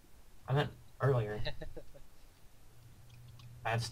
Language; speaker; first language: English; native; English